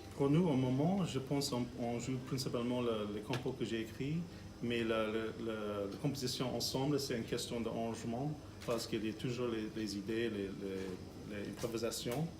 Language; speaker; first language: French; non-native, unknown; English